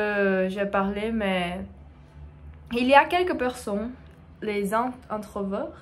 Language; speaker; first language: French; non-native, learner; Portuguese